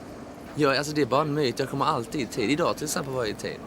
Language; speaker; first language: Swedish; native; Swedish